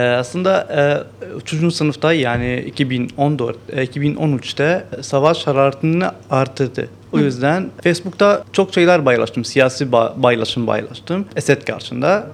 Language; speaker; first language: Turkish; non-native, learner; Arabic